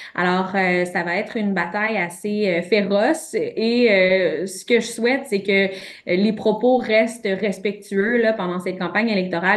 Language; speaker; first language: French; native; French